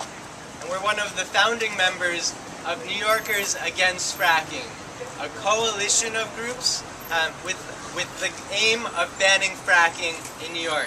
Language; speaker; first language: English; native; English